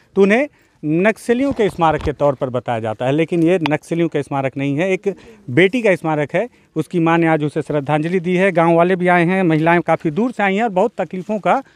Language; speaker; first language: Hindi; native; Hindi